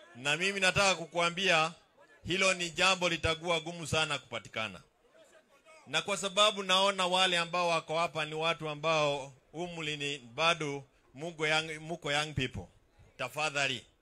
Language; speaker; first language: Swahili; non-native, local second language; Kikuyu